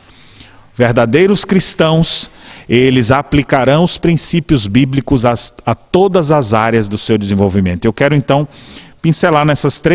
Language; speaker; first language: Portuguese; native; Portuguese